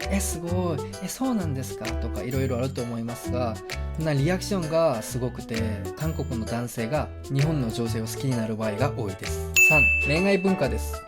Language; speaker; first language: Japanese; non-native, fluent; Korean